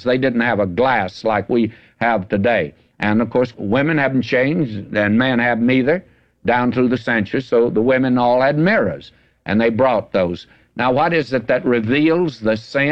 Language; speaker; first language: English; native; English